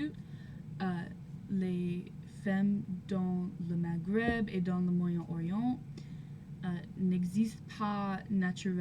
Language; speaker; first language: French; non-native, learner; English